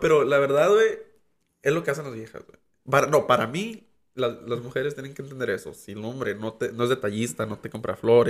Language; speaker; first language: Spanish; early bilingual, heritage; Spanish